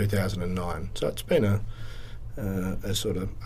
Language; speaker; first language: English; native; English